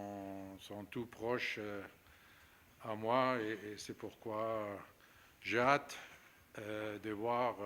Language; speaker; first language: French; non-native, fluent; German